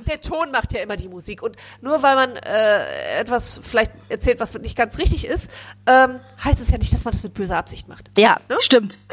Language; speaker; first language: German; native; German